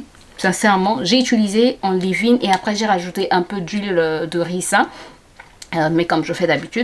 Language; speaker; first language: French; native; French